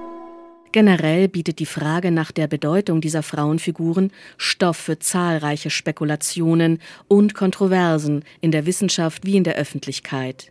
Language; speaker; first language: German; native; German